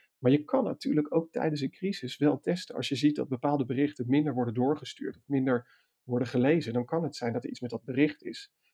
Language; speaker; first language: Dutch; native; Dutch